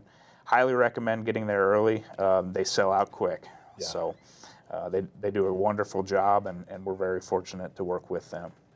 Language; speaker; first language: English; native; English